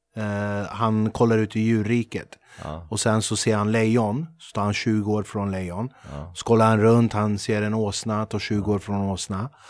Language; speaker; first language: Swedish; early bilingual, other home language; Kurdish